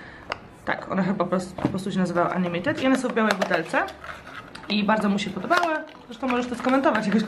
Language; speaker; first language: Polish; native; Polish